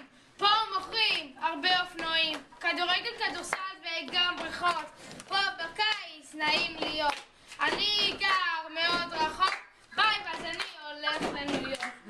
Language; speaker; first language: Hebrew; non-native, learner; English